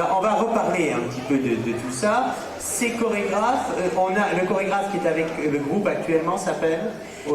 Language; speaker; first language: French; native; French